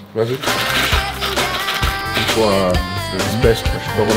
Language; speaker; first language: German; non-native, learner; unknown